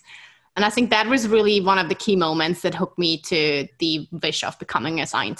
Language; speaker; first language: English; non-native, fluent; German